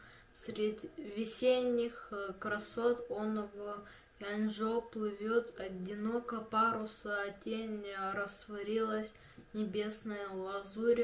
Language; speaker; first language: Russian; native; Russian